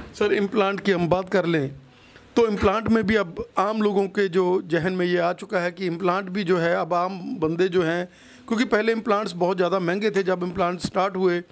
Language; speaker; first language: Hindi; non-native, local second language; Punjabi